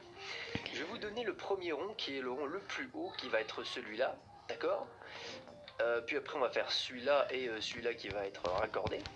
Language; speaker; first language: French; native; French